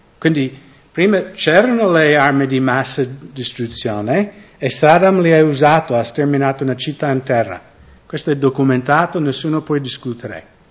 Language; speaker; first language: Italian; non-native, fluent; English